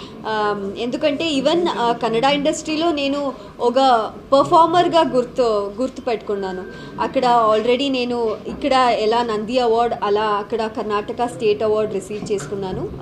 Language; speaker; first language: Telugu; non-native, local second language; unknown